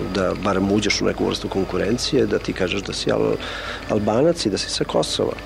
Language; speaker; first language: Serbian; non-native, local second language; Albanian